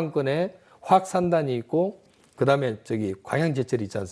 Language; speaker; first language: Korean; native; Korean